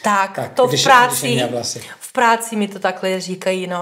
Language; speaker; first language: Czech; non-native, fluent; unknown